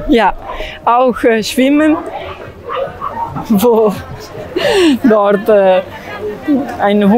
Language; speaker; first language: German; non-native, learner; Italian